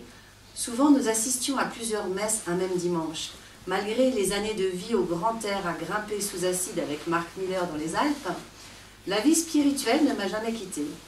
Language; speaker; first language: French; native; French